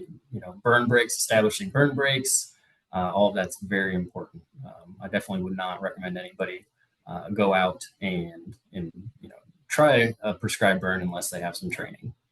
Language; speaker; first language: English; native; English